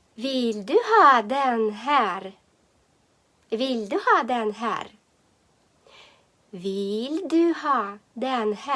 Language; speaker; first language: Swedish; non-native, learner; Ukrainian